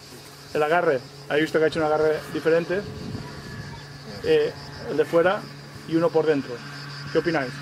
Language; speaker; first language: Spanish; native; Spanish